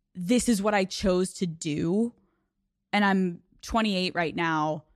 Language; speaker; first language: English; native; English